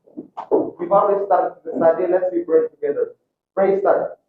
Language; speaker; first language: English; non-native, learner; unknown